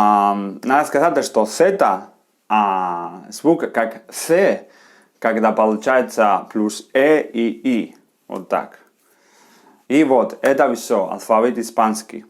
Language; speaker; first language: Russian; non-native, fluent; Spanish